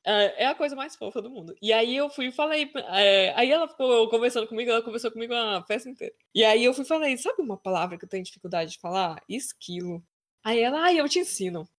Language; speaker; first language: Portuguese; native; Portuguese